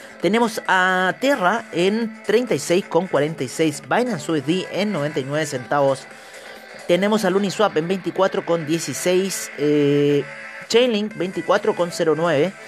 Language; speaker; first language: Spanish; native; Spanish